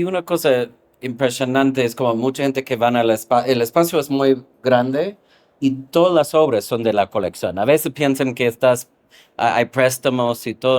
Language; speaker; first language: Spanish; non-native, fluent; English